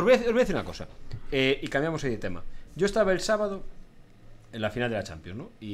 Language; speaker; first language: Spanish; native; Spanish